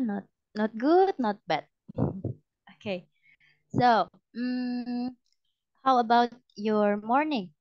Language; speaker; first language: English; non-native, fluent; Indonesian